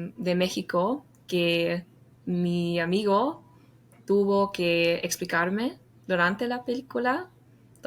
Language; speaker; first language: Spanish; non-native, fluent; English